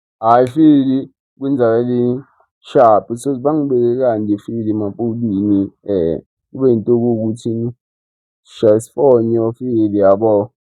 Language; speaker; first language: Zulu; non-native, local second language; Xhosa